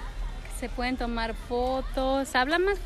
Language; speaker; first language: Spanish; native; Spanish